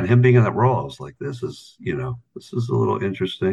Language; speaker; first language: English; native; English